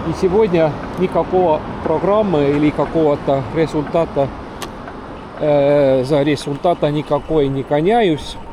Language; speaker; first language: Russian; non-native, local second language; Estonian